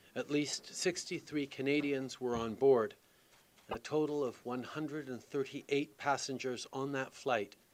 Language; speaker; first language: English; native; English